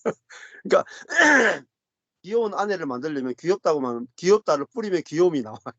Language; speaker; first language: Korean; native; Korean